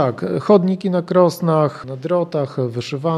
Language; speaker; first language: Polish; non-native, local second language; Ukrainian